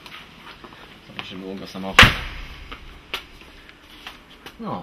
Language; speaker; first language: Polish; native; Polish